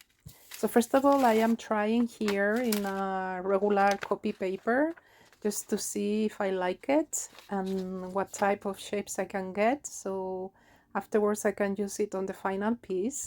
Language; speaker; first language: English; non-native, fluent; Spanish